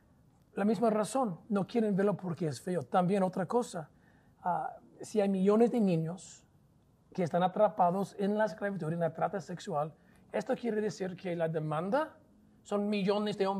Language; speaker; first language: Spanish; non-native, fluent; English